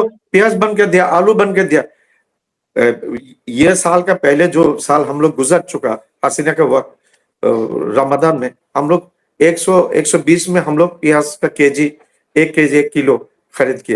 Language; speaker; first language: Hindi; non-native, learner; Bangla